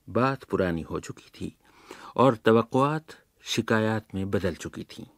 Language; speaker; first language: Urdu; native; Urdu